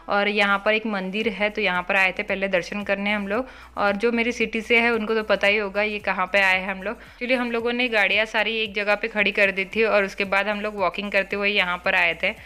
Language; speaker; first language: Hindi; non-native, local second language; Marathi